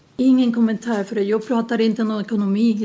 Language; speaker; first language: Swedish; non-native, fluent; Spanish